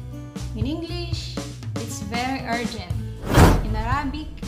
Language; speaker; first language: English; non-native, local second language; Filipino